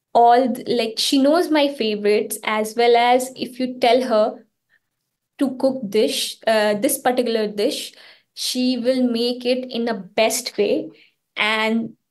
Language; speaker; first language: English; non-native, local second language; Hindi